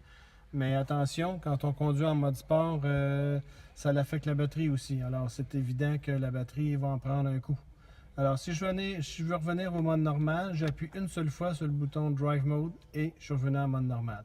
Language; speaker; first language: French; native; French